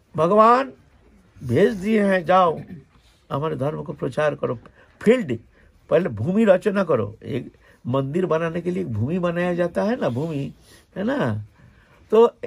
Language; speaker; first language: Hindi; non-native, local second language; Bangla